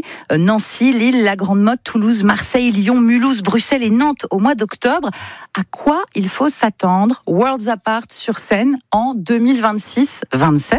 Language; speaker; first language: French; native; French